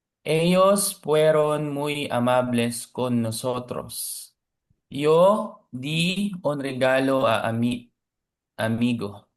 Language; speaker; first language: Spanish; non-native, learner; Filipino